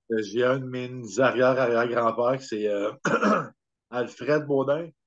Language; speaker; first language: French; native; French